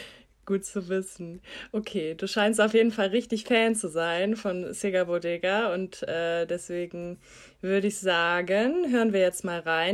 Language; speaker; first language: German; native; German